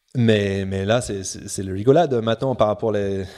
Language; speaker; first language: French; non-native, fluent; English